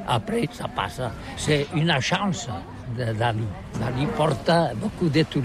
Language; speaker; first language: French; non-native, learner; Catalan